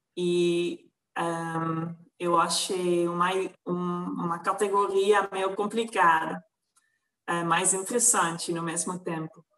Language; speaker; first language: Portuguese; non-native, fluent; Dutch